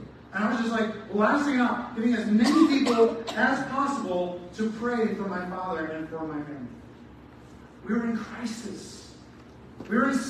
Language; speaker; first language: English; native; English